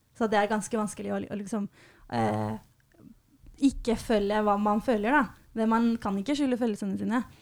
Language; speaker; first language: Norwegian; non-native, fluent; Spanish